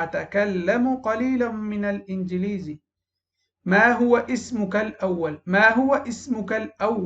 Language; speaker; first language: Arabic; non-native, fluent; Pashto